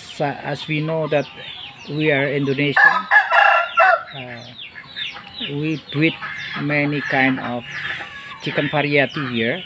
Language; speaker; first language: English; non-native, learner; Indonesian